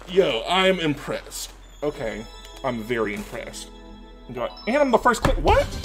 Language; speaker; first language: English; native; English